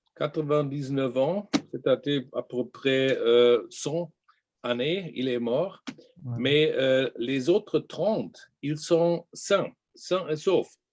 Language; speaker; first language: French; non-native, learner; German